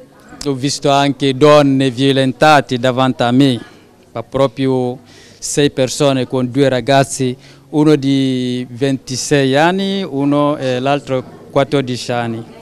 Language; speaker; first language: Italian; non-native, learner; French